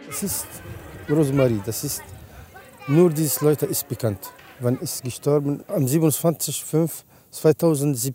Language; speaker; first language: German; non-native, learner; Arabic